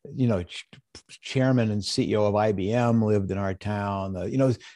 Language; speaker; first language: English; native; English